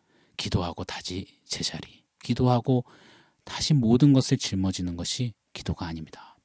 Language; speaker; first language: Korean; native; Korean